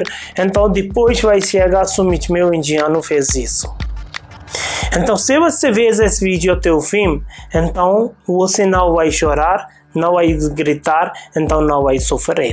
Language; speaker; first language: Portuguese; non-native, fluent; Hindi